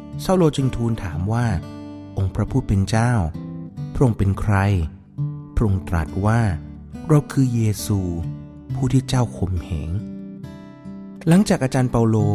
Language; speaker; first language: Thai; native; Thai